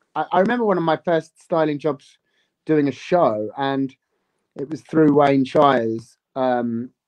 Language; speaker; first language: English; native; English